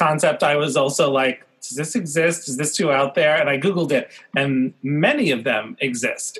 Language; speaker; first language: English; native; English